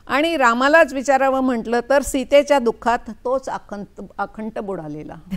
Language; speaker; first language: Marathi; non-native, local second language; Kannada